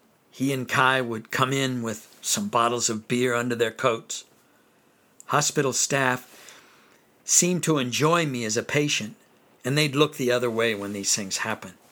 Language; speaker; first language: English; native; English